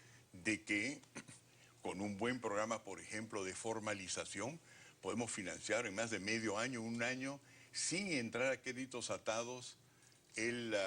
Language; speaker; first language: Spanish; native; Spanish